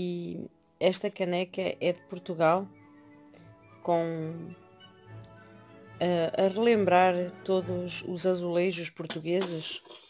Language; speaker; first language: Portuguese; early bilingual, heritage; Portuguese